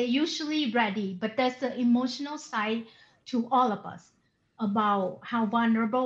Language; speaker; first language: English; non-native, fluent; Thai